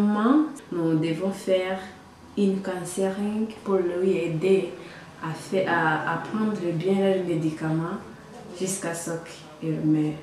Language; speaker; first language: French; non-native, local second language; Kinyarwanda